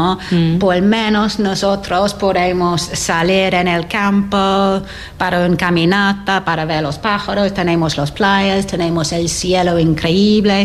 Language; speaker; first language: Spanish; non-native, learner; English